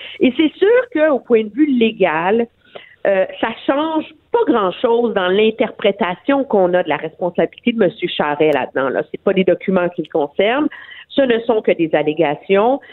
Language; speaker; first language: French; native; French